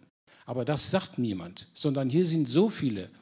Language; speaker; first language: German; non-native, local second language; Luxembourgish